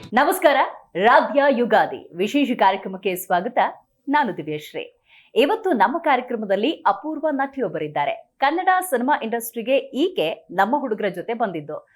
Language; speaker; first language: Kannada; native; Kannada